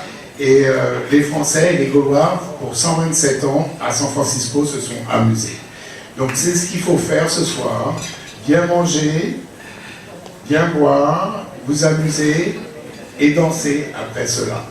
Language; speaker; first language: French; early bilingual, heritage; English